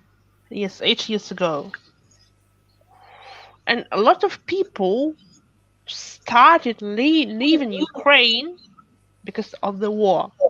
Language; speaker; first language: English; non-native, fluent; Russian